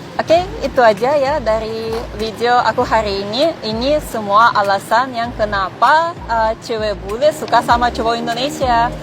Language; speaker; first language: Indonesian; non-native, fluent; Russian